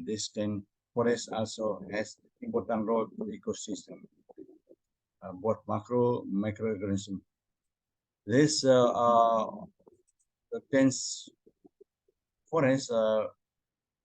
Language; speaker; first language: English; non-native, learner; Indonesian